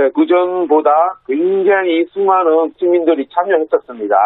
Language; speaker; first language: Korean; non-native, fluent; Burmese